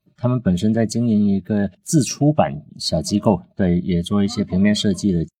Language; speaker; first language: Chinese; non-native, local second language; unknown